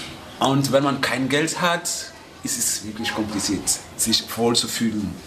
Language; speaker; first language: German; non-native, fluent; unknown